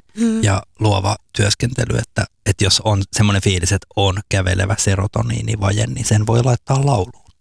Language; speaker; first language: Finnish; native; Finnish